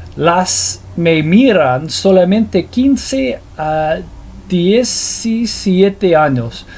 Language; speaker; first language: Spanish; non-native, learner; English